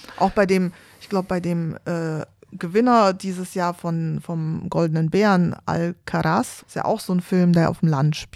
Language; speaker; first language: German; native; German